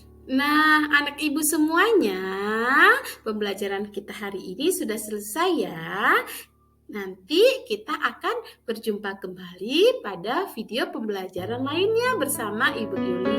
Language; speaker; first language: Indonesian; native; Indonesian